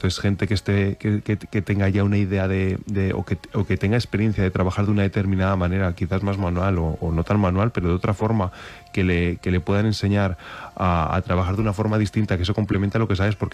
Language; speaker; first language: Spanish; native; Spanish